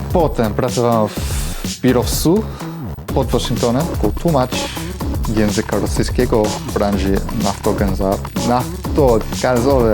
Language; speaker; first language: Polish; non-native, fluent; English